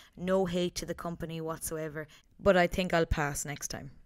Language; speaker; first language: English; native; English